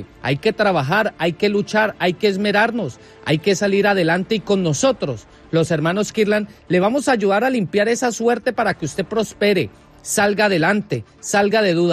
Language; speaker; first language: Spanish; native; Spanish